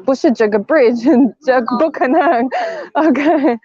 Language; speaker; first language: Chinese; non-native, learner; Afrikaans